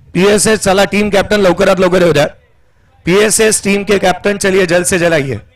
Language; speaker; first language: Hindi; non-native, local second language; Marathi